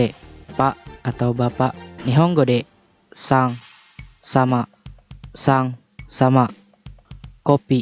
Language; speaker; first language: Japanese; non-native, fluent; Indonesian